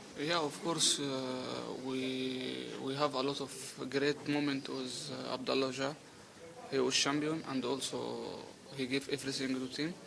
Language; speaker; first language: English; non-native, learner; Arabic